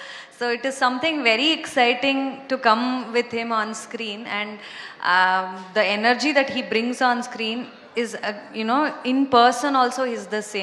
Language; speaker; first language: Telugu; non-native, fluent; Kannada